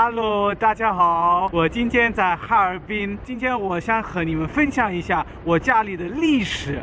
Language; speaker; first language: Chinese; non-native, fluent; German